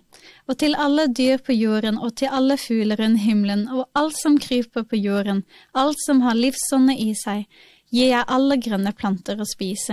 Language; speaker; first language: Norwegian; native; Norwegian